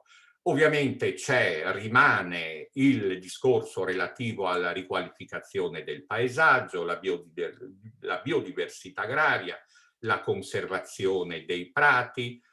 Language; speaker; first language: Italian; native; Italian